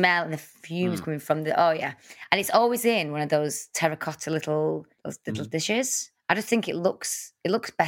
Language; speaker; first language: English; native; English